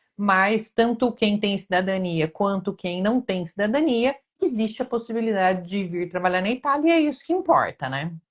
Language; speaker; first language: Portuguese; native; Portuguese